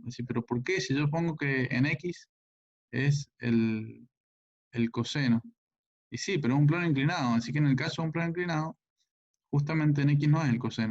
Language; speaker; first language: Spanish; native; Spanish